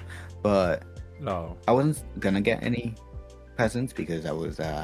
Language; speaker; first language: English; non-native, fluent; Spanish